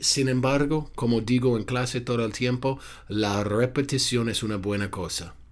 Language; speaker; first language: Spanish; non-native, fluent; English